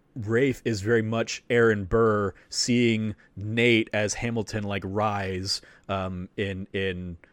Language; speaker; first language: English; native; English